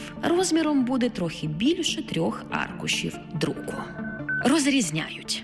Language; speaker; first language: Ukrainian; native; Ukrainian